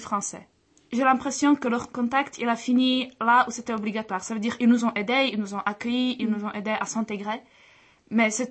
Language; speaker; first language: French; non-native, fluent; Czech